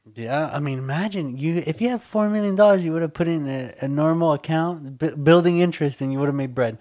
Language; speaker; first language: English; early bilingual, other home language; Spanish